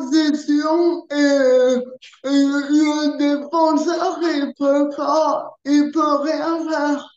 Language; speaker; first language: French; early bilingual, other home language; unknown